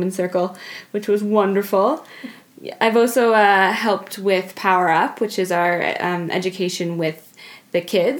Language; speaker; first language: English; native; English